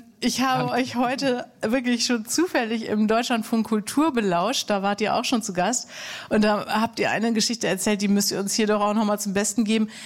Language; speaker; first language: German; native; German